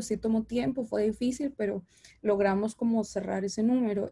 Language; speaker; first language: Spanish; native; Spanish